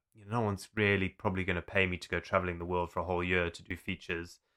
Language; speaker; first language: English; native; English